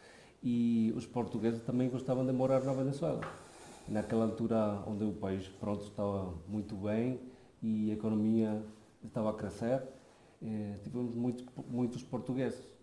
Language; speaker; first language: Portuguese; non-native, fluent; Spanish